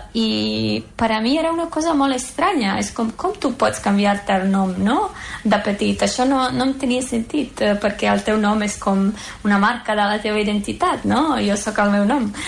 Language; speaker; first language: Catalan; non-native, fluent; Serbian